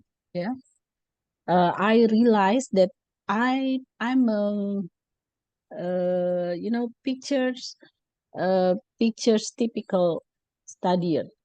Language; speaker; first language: English; non-native, learner; Indonesian